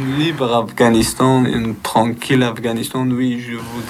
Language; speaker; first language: French; non-native, learner; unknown